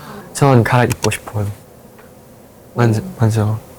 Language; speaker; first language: Korean; non-native, learner; Thai